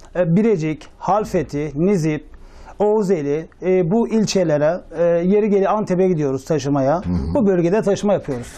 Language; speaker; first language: Turkish; native; Turkish